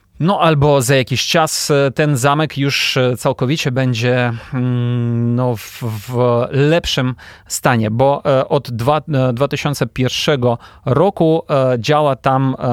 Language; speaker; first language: Polish; non-native, fluent; Ukrainian